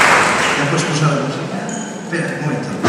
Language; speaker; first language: Spanish; native; Spanish